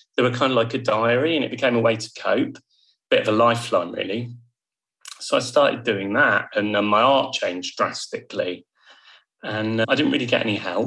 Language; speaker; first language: English; native; English